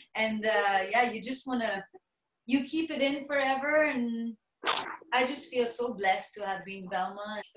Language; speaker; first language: English; non-native, local second language; French